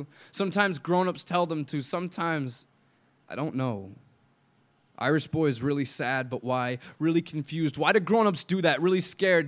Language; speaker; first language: English; native; English